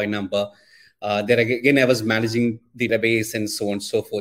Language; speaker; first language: English; non-native, local second language; Malayalam